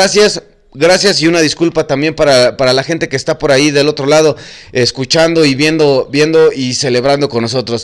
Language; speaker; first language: Spanish; native; Spanish